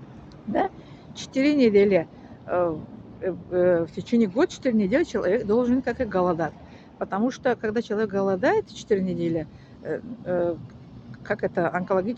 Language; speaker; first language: Russian; non-native, learner; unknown